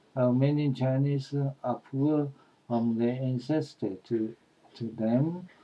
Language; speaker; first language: English; non-native, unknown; Chinese